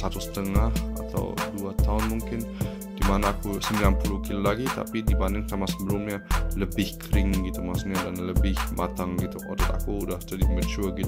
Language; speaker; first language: Indonesian; early bilingual, heritage; Indonesian